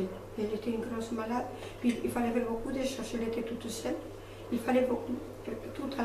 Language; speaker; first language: French; non-native, fluent; Spanish